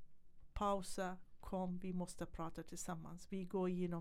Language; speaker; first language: Swedish; non-native, fluent; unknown